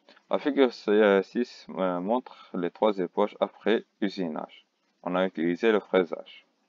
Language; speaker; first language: French; non-native, local second language; Arabic